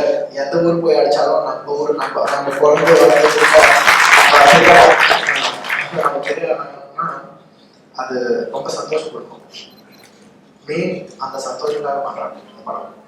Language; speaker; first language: Tamil; non-native, local second language; Telugu